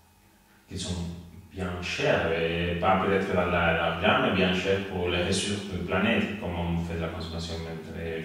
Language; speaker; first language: French; non-native, learner; Spanish